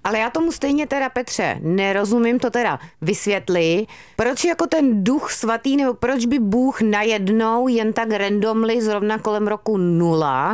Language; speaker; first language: Czech; native; Czech